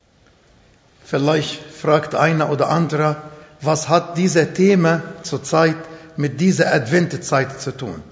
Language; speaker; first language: German; non-native, fluent; Arabic